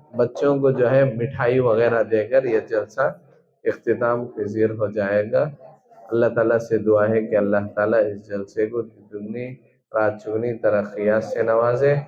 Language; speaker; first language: Urdu; native; Urdu